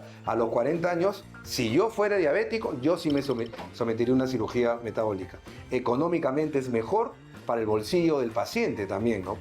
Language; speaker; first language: Spanish; native; Spanish